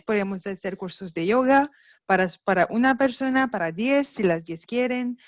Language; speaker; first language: Spanish; non-native, fluent; French